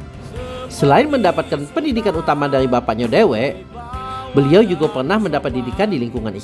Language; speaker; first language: Indonesian; native; Indonesian